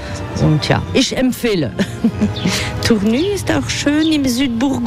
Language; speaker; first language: German; non-native, fluent; French